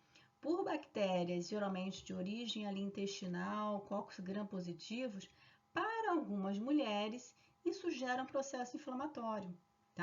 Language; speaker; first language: Portuguese; native; Portuguese